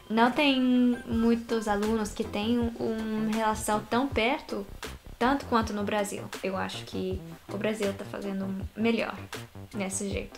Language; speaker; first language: Portuguese; non-native, fluent; Japanese